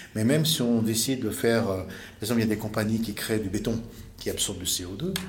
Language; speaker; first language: French; native; French